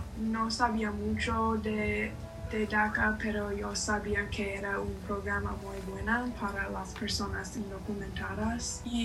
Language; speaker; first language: Spanish; non-native, learner; English